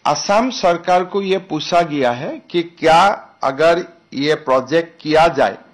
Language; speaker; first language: Hindi; non-native, local second language; Assamese